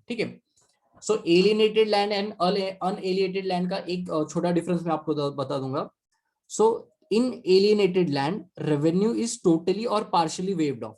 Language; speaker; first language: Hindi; non-native, local second language; Marathi